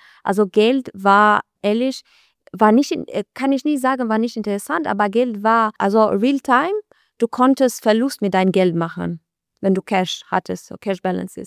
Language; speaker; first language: German; non-native, learner; Albanian